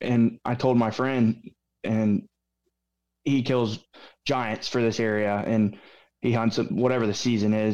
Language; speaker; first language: English; native; English